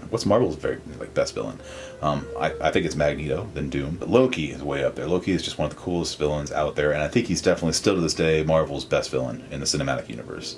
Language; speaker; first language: English; native; English